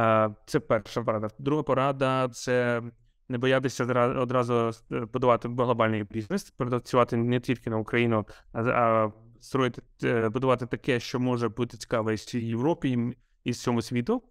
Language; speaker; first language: Ukrainian; non-native, local second language; Russian